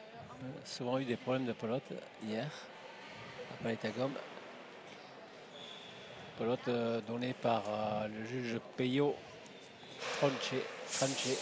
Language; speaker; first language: French; native; French